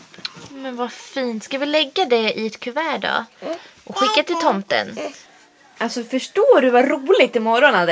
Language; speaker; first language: Swedish; native; Swedish